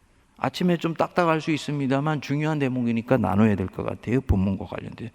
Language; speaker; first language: Korean; native; Korean